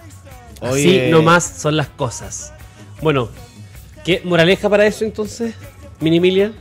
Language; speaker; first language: Spanish; native; Spanish